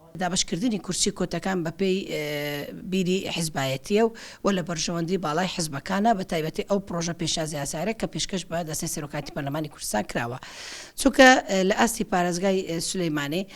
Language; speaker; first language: Central Kurdish; non-native, local second language; Turkmen